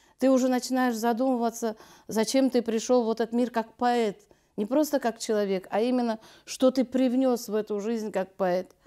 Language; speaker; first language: Russian; non-native, local second language; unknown